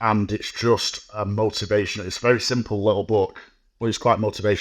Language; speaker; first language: English; native; English